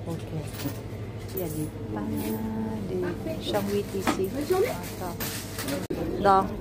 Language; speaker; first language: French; non-native, learner; Vietnamese